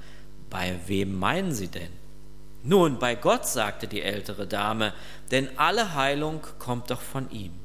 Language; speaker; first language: German; native; German